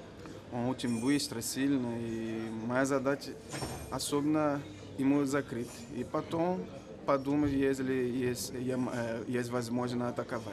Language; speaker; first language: Russian; non-native, learner; Portuguese